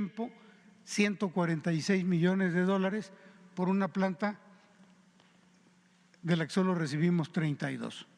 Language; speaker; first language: Spanish; native; Spanish